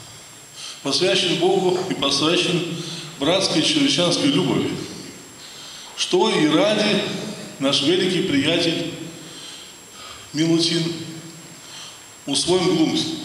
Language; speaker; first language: Russian; native; Russian